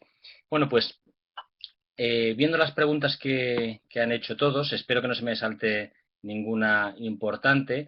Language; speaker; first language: Spanish; native; Spanish